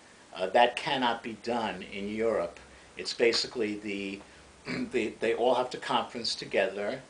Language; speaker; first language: English; native; English